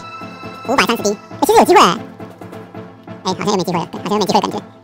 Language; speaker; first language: Chinese; native; Chinese